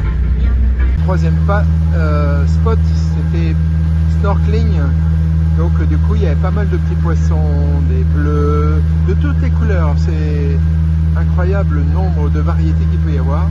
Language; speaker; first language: French; native; French